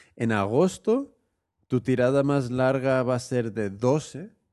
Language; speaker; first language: Spanish; native; Spanish